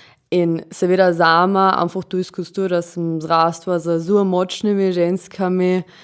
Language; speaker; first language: Slovenian; non-native, local second language; German